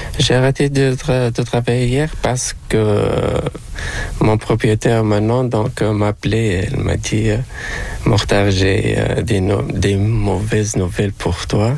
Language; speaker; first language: French; non-native, local second language; Arabic